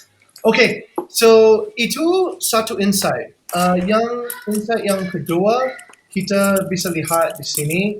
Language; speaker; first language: Indonesian; non-native, fluent; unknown